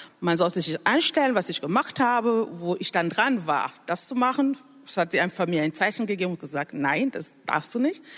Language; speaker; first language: German; non-native, fluent; French